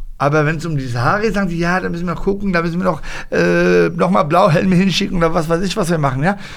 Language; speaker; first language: German; early bilingual, other home language; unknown